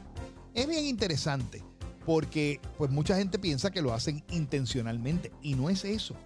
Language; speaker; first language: Spanish; native; Spanish